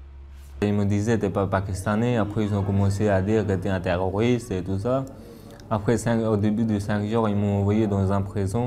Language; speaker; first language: French; non-native, fluent; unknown